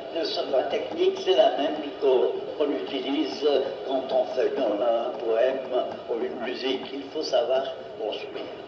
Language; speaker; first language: French; non-native, fluent; Portuguese